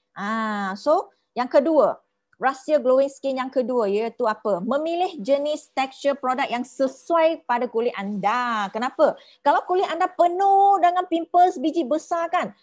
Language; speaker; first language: Malay; non-native, local second language; Chinese